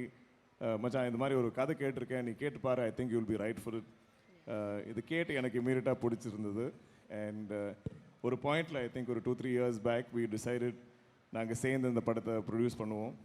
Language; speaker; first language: Tamil; non-native, local second language; Malayalam